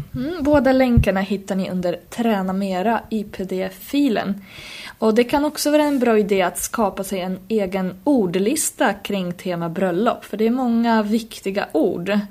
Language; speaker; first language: Swedish; native; Swedish